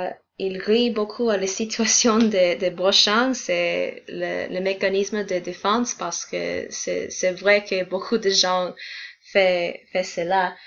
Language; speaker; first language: French; non-native, learner; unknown